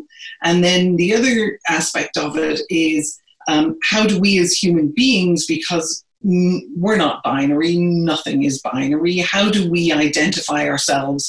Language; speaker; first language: English; native; English